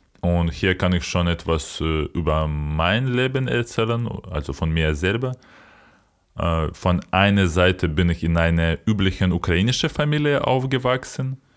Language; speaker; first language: German; non-native, fluent; Ukrainian